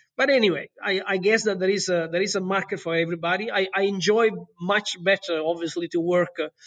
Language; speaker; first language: English; non-native, fluent; Italian